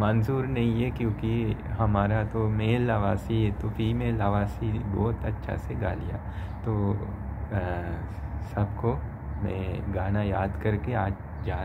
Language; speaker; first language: Hindi; non-native, learner; Sinhala